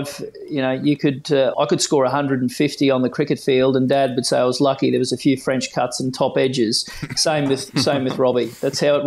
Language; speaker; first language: English; native; English